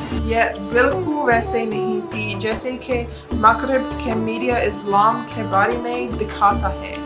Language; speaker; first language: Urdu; non-native, learner; English